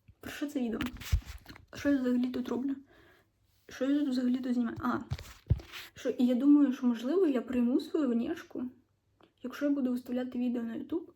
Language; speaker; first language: Ukrainian; non-native, local second language; Russian